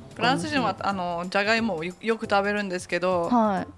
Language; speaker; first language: Japanese; non-native, fluent; French